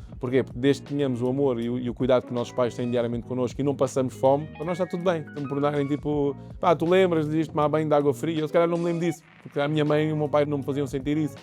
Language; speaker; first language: Portuguese; early bilingual, other home language; Kabuverdianu